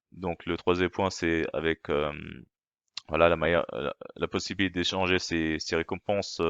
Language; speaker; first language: French; non-native, fluent; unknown